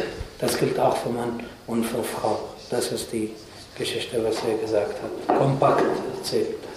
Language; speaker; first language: German; non-native, fluent; Arabic